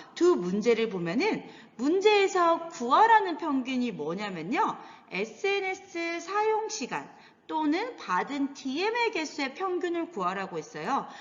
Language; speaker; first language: Korean; native; Korean